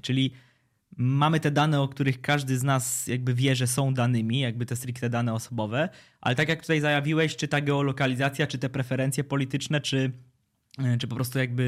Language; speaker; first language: Polish; native; Polish